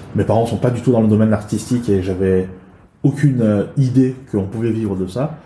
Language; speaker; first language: French; early bilingual, other home language; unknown